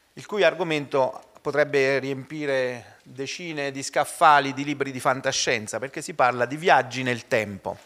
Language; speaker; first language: Italian; native; Italian